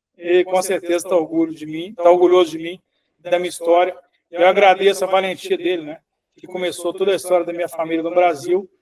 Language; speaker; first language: Portuguese; native; Portuguese